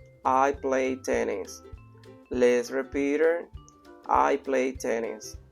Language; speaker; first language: English; non-native, fluent; Spanish